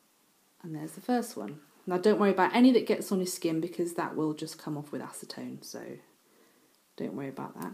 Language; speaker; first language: English; native; English